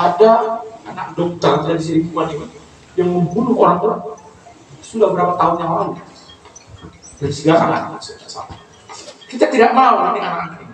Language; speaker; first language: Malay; non-native, local second language; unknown